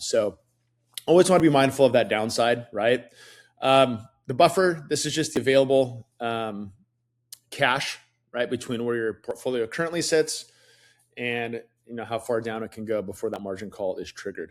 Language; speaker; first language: English; native; English